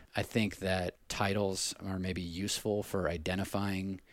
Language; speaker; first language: English; native; English